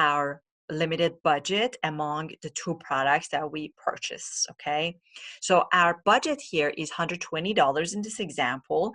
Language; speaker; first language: English; non-native, fluent; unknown